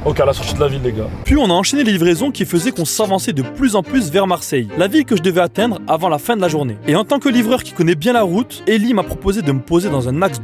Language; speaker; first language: French; native; French